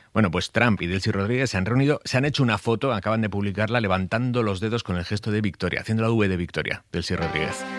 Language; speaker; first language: Spanish; native; Spanish